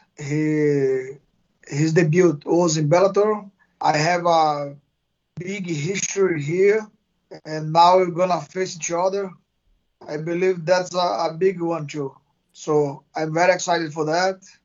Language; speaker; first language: English; non-native, fluent; Portuguese